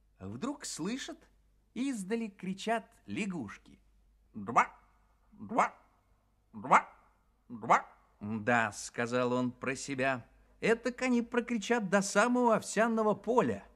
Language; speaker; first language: Russian; native; Russian